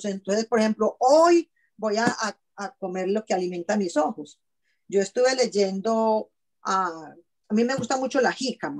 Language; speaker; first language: Spanish; native; Spanish